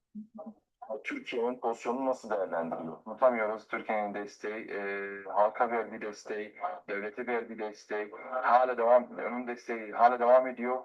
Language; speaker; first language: Turkish; native; Turkish